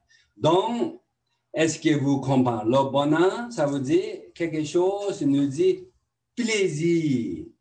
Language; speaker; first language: French; non-native, learner; Tibetan